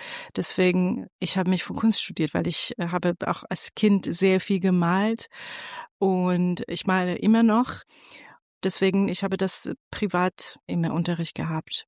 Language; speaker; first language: German; non-native, fluent; Persian